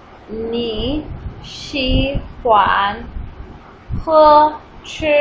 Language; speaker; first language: Chinese; non-native, fluent; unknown